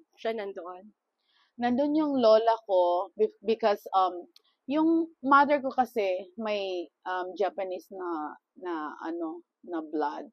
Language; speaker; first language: Filipino; non-native, local second language; Cebuano